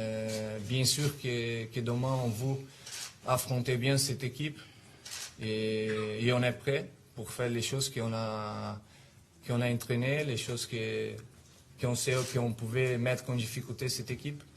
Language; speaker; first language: French; non-native, fluent; Italian